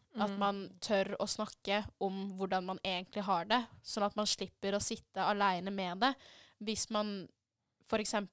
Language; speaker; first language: Norwegian; early bilingual, other home language; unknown